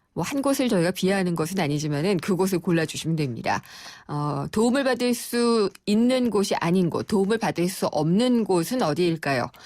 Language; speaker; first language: Korean; native; Korean